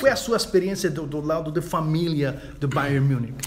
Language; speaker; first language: Portuguese; non-native, fluent; Spanish